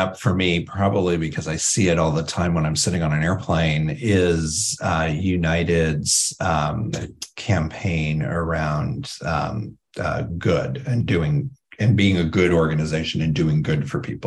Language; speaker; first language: English; native; English